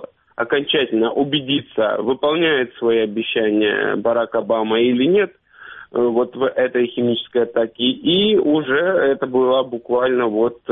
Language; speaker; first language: Russian; native; Russian